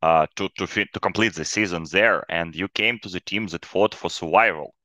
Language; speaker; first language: English; non-native, fluent; Ukrainian